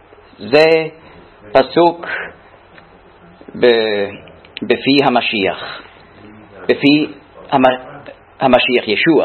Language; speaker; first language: Hebrew; non-native, fluent; German